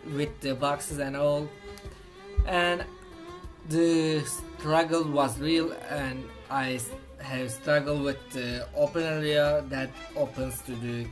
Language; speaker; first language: English; non-native, fluent; Turkish